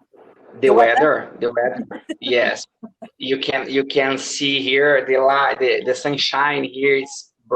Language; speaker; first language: English; non-native, learner; Portuguese